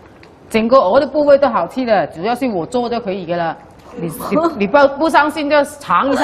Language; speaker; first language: Chinese; non-native, local second language; Cantonese